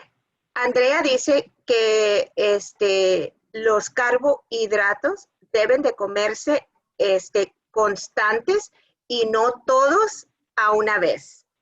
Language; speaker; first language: Spanish; early bilingual, other home language; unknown